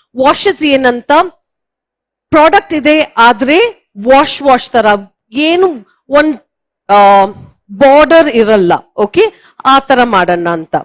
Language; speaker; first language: Kannada; non-native, learner; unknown